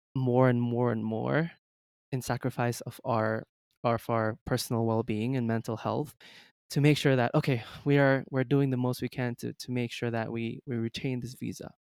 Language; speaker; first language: English; early bilingual, other home language; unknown